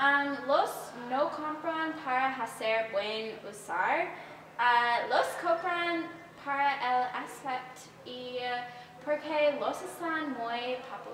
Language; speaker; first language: Spanish; non-native, learner; English